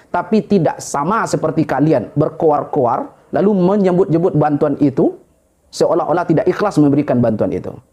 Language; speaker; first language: Indonesian; non-native, local second language; Minangkabau